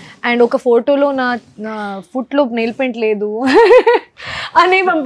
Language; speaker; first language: Telugu; non-native, local second language; Hindi